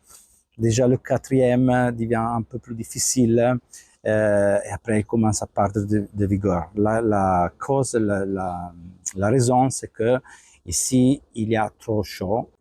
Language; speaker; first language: French; non-native, fluent; Italian